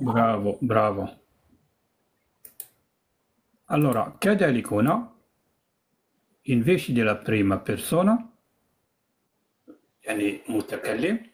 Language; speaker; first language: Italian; non-native, fluent; Arabic